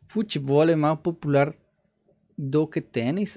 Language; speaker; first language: Portuguese; non-native, learner; Spanish